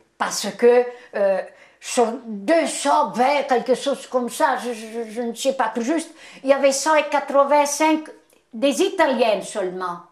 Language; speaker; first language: French; non-native, fluent; Italian